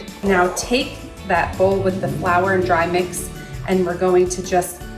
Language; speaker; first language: English; native; English